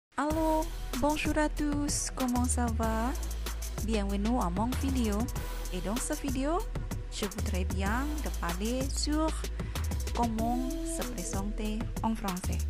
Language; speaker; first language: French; non-native, learner; Indonesian